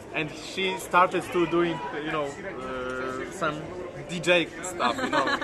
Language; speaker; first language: English; non-native, fluent; Polish